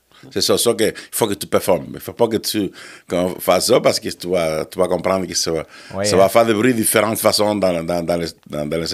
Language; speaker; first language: French; non-native, fluent; Spanish